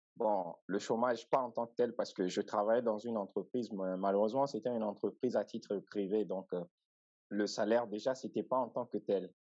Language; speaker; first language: French; non-native, local second language; Bambara